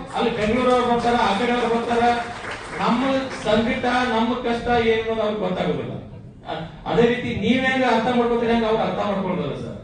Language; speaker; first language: Kannada; native; Kannada